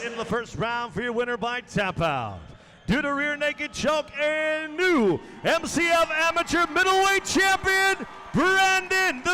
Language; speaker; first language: English; native; English